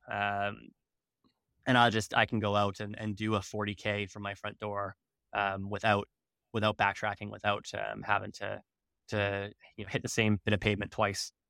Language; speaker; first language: English; native; English